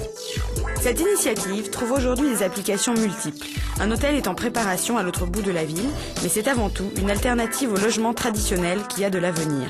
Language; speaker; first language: French; native; French